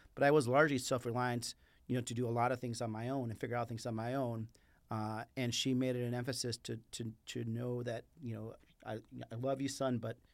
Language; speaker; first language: English; early bilingual, other home language; Spanish